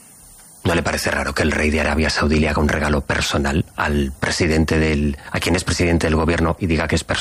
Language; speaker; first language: Spanish; native; Spanish